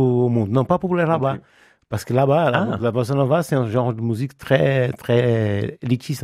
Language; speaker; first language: French; non-native, fluent; Portuguese